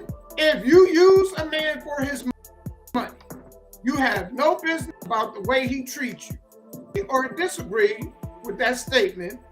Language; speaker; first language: English; native; English